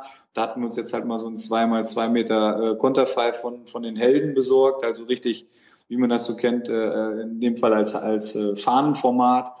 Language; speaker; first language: German; native; German